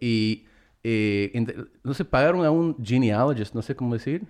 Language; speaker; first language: Spanish; early bilingual, heritage; Spanish